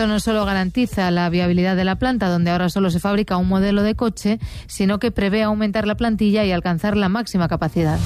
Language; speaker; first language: Spanish; native; Spanish